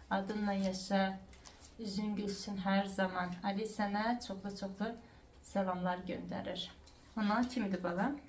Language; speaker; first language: Azerbaijani; early bilingual, heritage; Azerbaijani